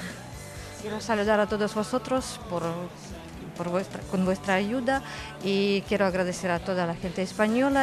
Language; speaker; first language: Spanish; non-native, fluent; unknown